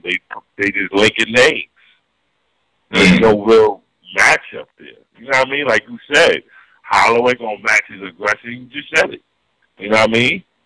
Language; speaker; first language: English; native; English